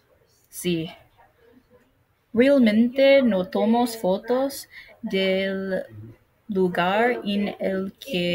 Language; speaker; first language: Spanish; non-native, learner; English